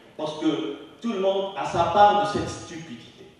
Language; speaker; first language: French; non-native, local second language; Arabic